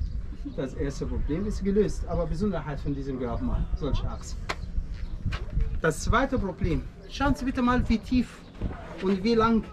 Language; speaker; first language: German; non-native, fluent; Arabic